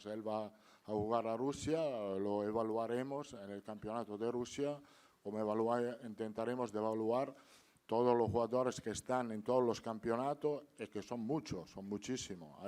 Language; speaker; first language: Spanish; non-native, fluent; Italian